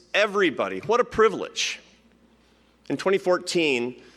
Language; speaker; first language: English; native; English